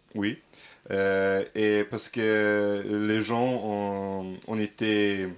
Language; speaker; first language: French; non-native, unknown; Serbian